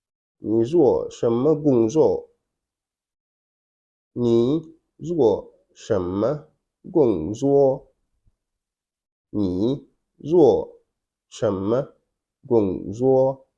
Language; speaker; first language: Chinese; non-native, fluent; Wolof